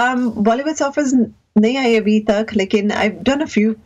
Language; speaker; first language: Hindi; early bilingual, heritage; Hindi